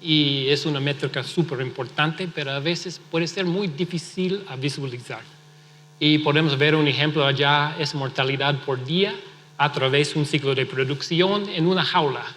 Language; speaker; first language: Spanish; non-native, fluent; English